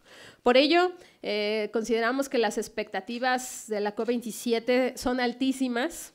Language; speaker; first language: Spanish; native; Spanish